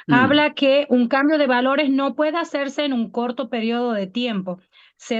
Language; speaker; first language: Spanish; native; Spanish